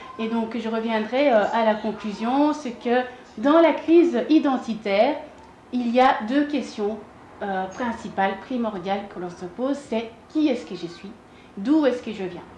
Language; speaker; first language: French; early bilingual, other home language; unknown